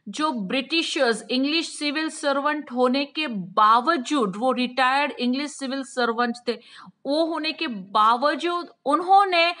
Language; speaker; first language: Hindi; non-native, local second language; Gujarati